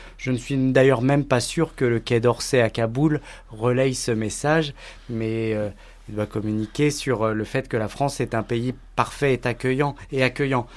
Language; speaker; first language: French; native; French